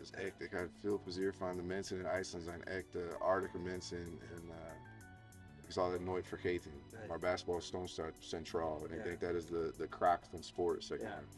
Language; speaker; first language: Dutch; non-native, fluent; English